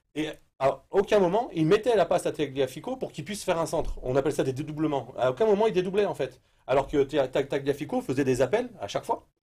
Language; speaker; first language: French; native; French